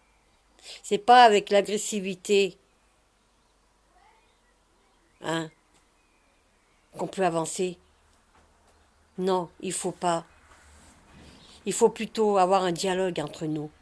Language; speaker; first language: French; native; French